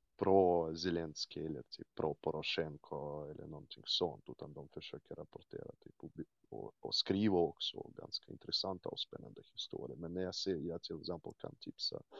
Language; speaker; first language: Swedish; non-native, fluent; Russian